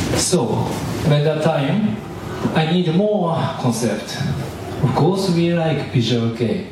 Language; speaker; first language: English; non-native, learner; Japanese